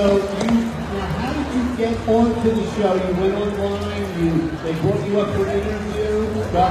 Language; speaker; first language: English; native; English